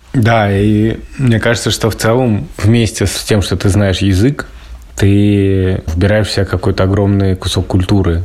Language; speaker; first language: Russian; native; Russian